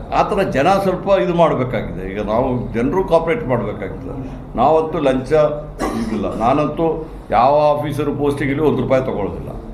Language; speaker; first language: Kannada; non-native, local second language; Malayalam